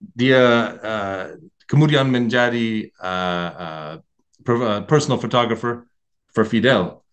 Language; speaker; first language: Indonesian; non-native, learner; English